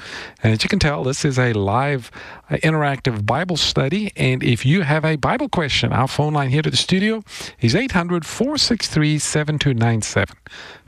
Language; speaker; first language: English; native; English